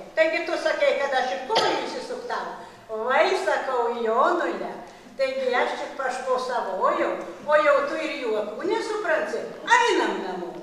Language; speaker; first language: Lithuanian; native; Lithuanian